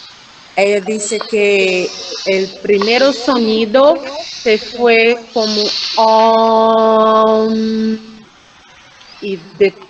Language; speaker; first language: Spanish; non-native, fluent; Portuguese